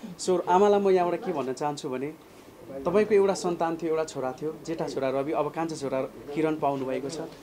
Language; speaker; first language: Nepali; native; Nepali